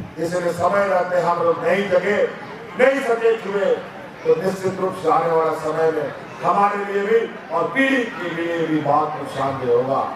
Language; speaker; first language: Hindi; non-native, local second language; Santali